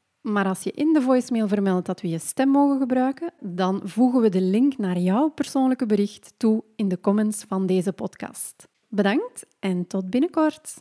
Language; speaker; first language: Dutch; non-native, local second language; French